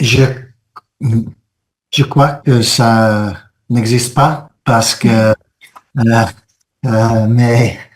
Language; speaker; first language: French; non-native, fluent; English